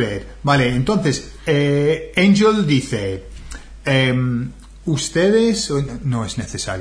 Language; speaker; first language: Spanish; non-native, fluent; English